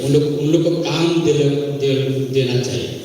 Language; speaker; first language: Hindi; non-native, local second language; Kok Borok